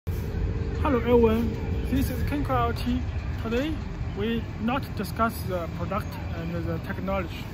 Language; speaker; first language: English; non-native, learner; Chinese